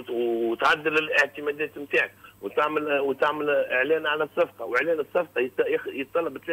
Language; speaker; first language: Arabic; native; Arabic